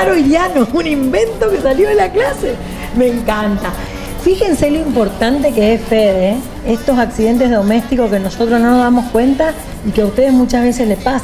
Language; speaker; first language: Spanish; native; Spanish